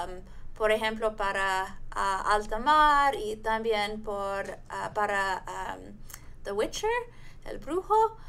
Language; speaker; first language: Spanish; non-native, learner; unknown